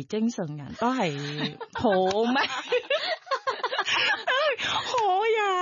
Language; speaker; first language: Cantonese; non-native, learner; Thai